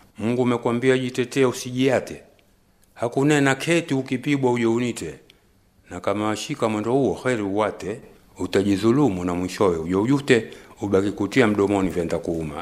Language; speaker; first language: Swahili; native; Swahili